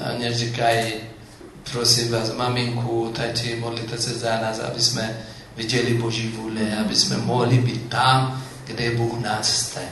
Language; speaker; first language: Czech; non-native, fluent; Amharic